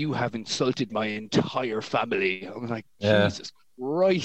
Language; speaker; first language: English; native; English